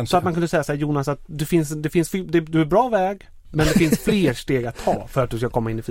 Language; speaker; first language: Swedish; native; Swedish